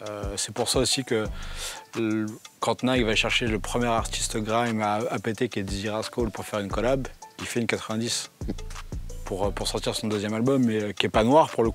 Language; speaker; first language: French; native; French